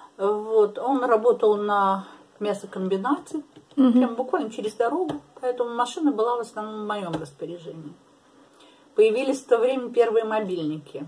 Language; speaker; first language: Russian; native; Russian